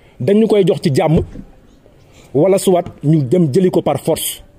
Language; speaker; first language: Wolof; non-native, local second language; Jola-Fonyi